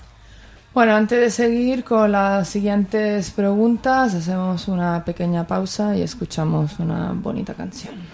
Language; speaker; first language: Spanish; native; Spanish